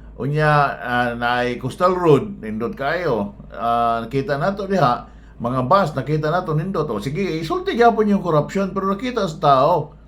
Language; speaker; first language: Cebuano; native; Cebuano